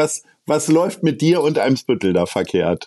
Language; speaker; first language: German; native; German